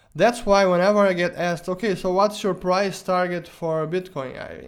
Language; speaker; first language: English; non-native, fluent; Portuguese